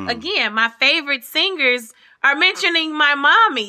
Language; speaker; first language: English; native; English